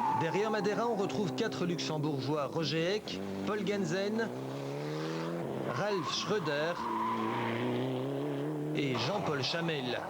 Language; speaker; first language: French; native; French